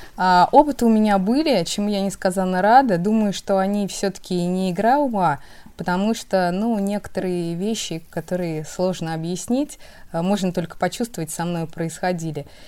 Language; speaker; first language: Russian; native; Russian